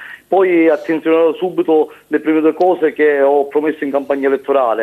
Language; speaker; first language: Italian; native; Italian